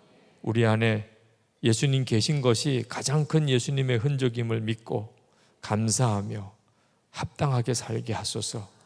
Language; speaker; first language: Korean; native; Korean